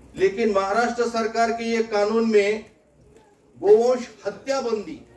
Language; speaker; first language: Hindi; non-native, local second language; Marathi